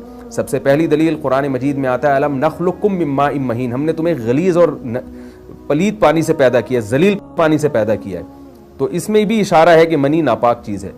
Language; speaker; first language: Urdu; native; Urdu